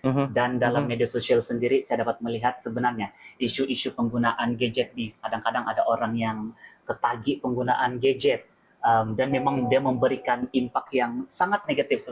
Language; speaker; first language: Malay; native; Malay